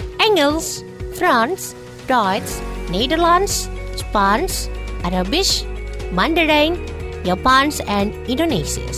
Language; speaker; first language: Dutch; non-native, fluent; Indonesian